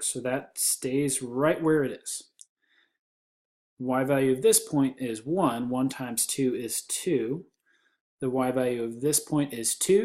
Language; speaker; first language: English; native; English